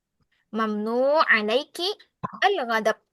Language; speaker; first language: Arabic; non-native, fluent; Indonesian